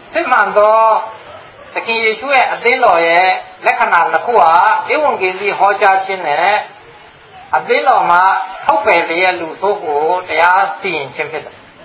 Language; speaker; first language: Burmese; non-native, local second language; Hakha Chin